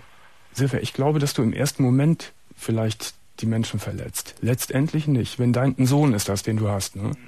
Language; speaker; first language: German; native; German